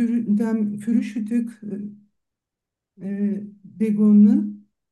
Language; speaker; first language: German; non-native, learner; Turkish